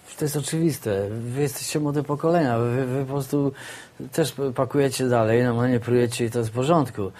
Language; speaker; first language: Polish; native; Polish